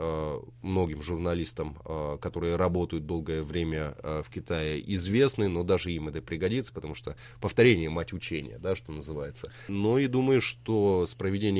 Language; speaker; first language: Russian; native; Russian